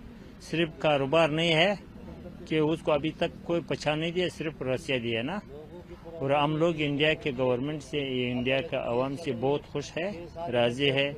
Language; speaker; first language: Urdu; non-native, fluent; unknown